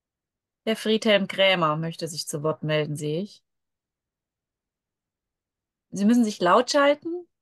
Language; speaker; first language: German; native; German